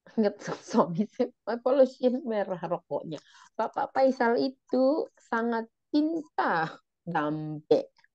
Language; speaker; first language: Indonesian; native; Indonesian